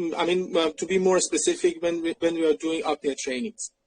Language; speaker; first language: English; non-native, fluent; Persian